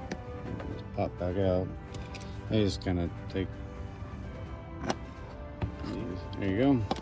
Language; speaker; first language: English; native; English